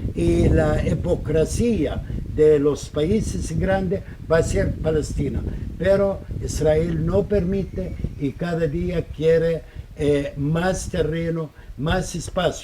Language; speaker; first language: Spanish; non-native, fluent; Arabic